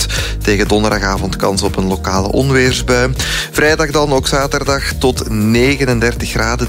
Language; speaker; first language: Dutch; native; Dutch